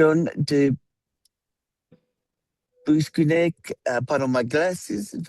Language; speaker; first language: French; non-native, learner; English